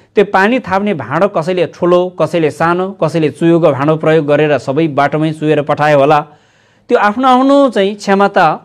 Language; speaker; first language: Nepali; non-native, local second language; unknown